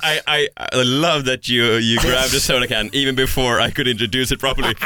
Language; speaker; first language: English; non-native, fluent; Swedish